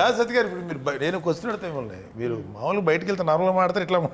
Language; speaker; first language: Telugu; native; Telugu